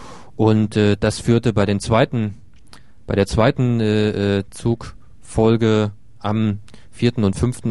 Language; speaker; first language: German; native; German